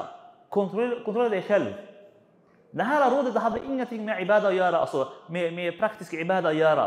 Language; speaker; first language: Swedish; non-native, fluent; Arabic